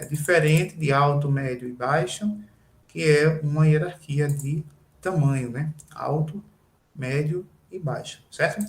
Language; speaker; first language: Portuguese; native; Portuguese